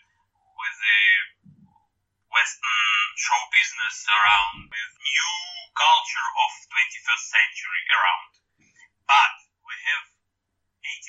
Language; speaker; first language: English; non-native, fluent; Russian